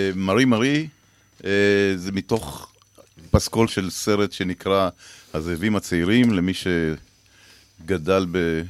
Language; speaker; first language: Hebrew; native; Hebrew